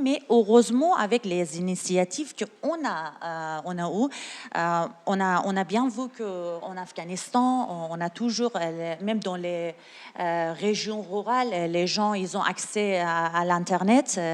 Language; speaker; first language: French; non-native, learner; Persian